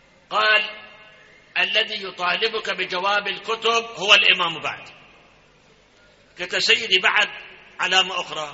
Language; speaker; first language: Arabic; native; Arabic